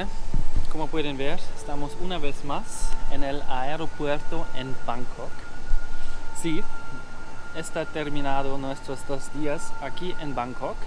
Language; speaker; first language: Spanish; non-native, learner; German